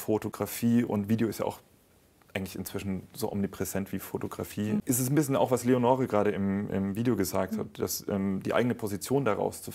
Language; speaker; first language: German; native; German